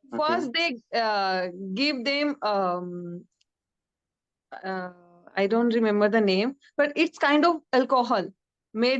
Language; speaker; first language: English; non-native, learner; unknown